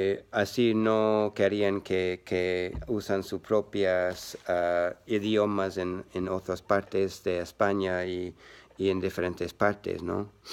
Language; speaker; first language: Spanish; non-native, learner; English